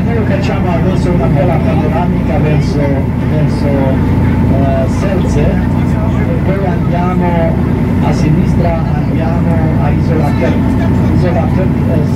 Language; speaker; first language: Italian; non-native, local second language; Croatian